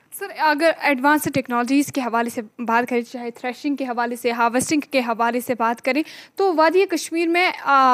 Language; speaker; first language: Urdu; non-native, local second language; Kashmiri